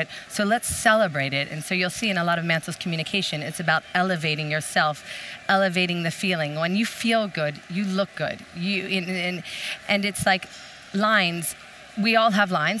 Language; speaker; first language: English; native; English